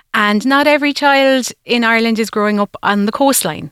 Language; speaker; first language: English; native; English